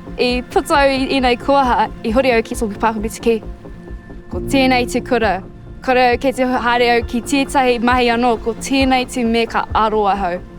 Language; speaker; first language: Māori; non-native, local second language; English